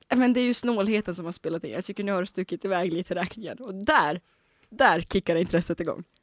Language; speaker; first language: Swedish; early bilingual, other home language; Russian